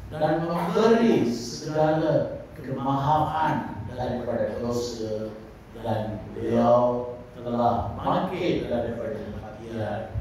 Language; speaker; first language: Malay; non-native, local second language; Tamil